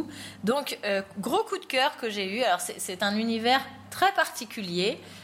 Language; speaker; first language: French; native; French